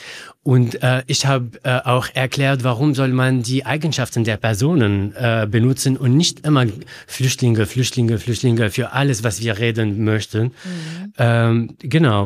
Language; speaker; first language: German; non-native, learner; Arabic